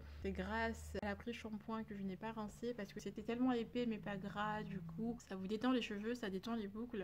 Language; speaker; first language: French; native; French